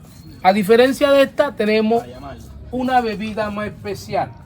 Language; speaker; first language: Spanish; native; Spanish